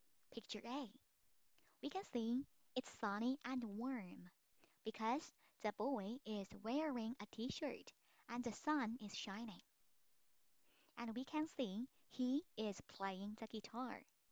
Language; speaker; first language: English; non-native, fluent; Chinese